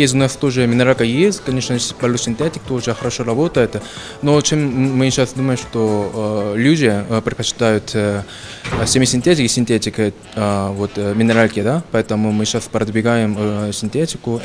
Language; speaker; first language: Russian; non-native, fluent; Korean